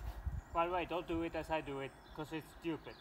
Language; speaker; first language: English; non-native, fluent; Swedish